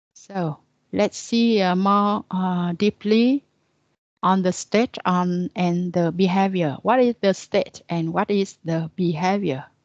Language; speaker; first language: English; non-native, fluent; Vietnamese